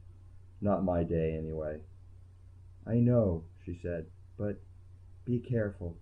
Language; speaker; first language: English; native; English